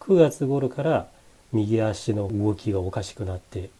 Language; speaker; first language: Japanese; non-native, fluent; Chinese